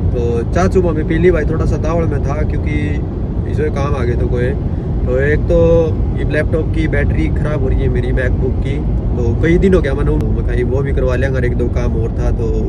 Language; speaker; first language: Hindi; native; Hindi